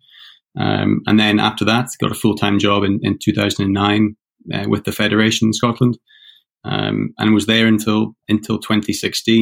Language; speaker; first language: English; native; English